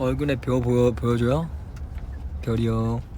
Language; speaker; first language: Korean; non-native, fluent; Chinese